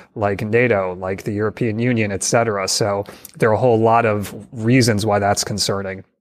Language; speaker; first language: English; native; English